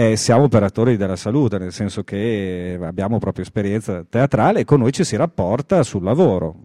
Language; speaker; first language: Italian; native; Italian